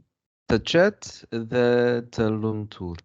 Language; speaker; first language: Albanian; non-native, learner; Chinese